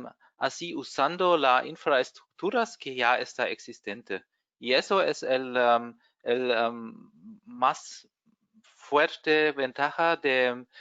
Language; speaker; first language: Spanish; non-native, fluent; German